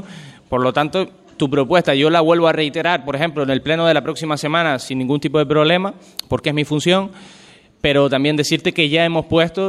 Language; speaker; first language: Spanish; native; Spanish